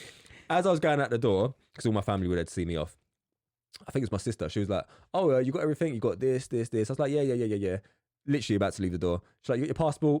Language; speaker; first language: English; native; English